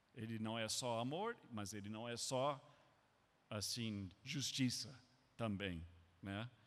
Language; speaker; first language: Portuguese; non-native, fluent; English